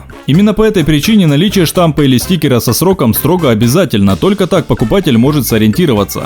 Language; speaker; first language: Russian; native; Russian